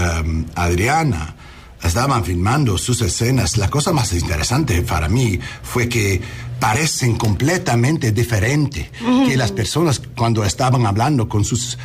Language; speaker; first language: Spanish; early bilingual, heritage; English